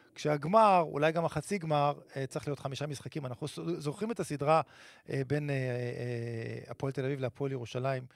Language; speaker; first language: Hebrew; native; Hebrew